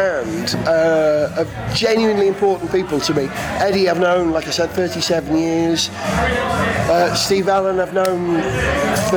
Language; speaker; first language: English; native; English